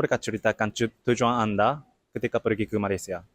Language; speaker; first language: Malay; non-native, fluent; Japanese